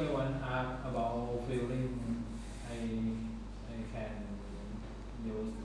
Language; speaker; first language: English; non-native, learner; Thai